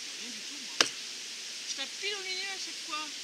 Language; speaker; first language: French; native; French